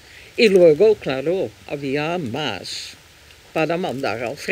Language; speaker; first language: Spanish; non-native, fluent; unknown